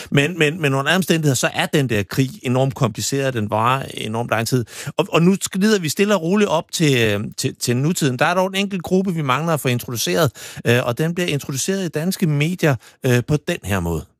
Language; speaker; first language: Danish; native; Danish